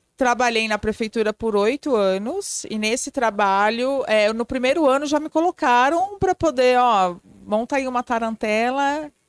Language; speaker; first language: Portuguese; native; Portuguese